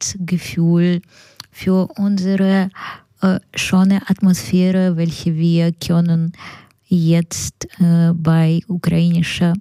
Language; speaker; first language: German; non-native, learner; Ukrainian